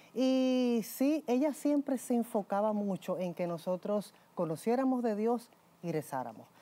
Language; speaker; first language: Spanish; native; Spanish